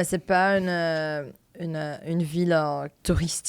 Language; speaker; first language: French; non-native, learner; Portuguese